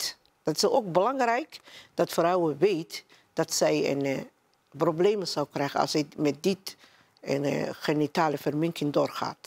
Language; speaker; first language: Dutch; non-native, learner; Somali